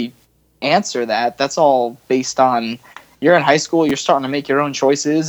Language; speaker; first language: English; native; English